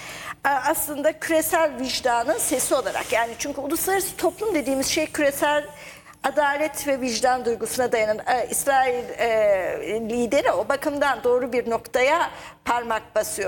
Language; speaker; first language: Turkish; native; Turkish